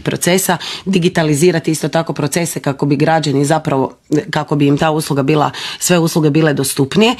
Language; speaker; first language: Croatian; native; Croatian